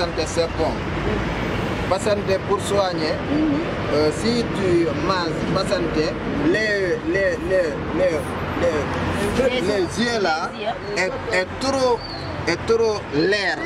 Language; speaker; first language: French; non-native, learner; Wolof